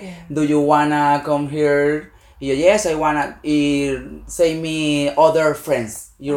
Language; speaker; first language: English; non-native, learner; Spanish